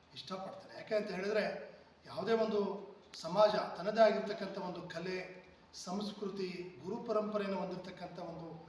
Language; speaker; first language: Kannada; non-native, local second language; Lambadi